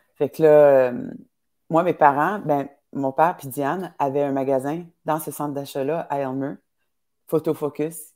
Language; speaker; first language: French; native; French